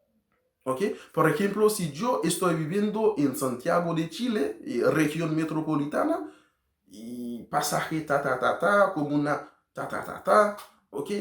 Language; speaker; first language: Spanish; non-native, learner; Haitian Creole